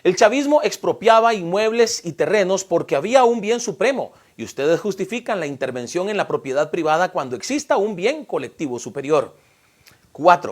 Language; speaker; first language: Spanish; native; Spanish